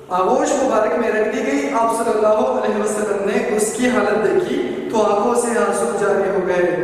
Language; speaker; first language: Urdu; non-native, local second language; Pashto